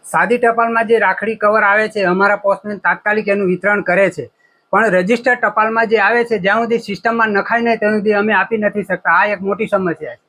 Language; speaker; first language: Gujarati; native; Gujarati